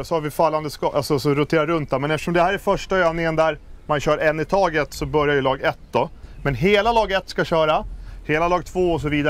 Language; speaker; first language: Swedish; native; Swedish